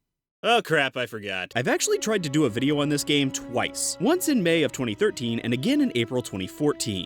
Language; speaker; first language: English; native; English